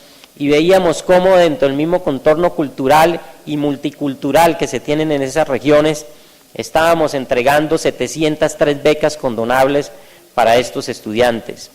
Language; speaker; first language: Spanish; native; Spanish